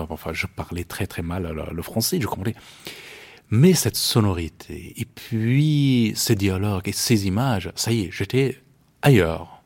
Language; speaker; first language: French; non-native, fluent; Persian